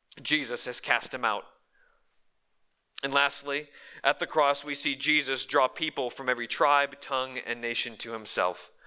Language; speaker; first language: English; native; English